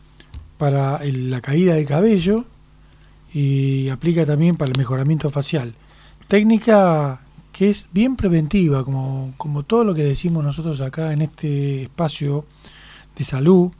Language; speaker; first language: Spanish; native; Spanish